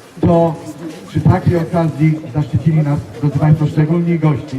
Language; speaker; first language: Polish; native; Polish